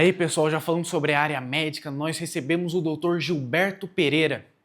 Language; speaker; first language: Portuguese; native; Portuguese